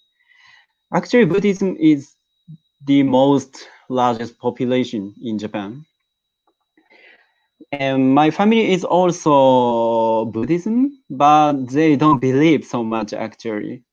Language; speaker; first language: English; non-native, learner; Japanese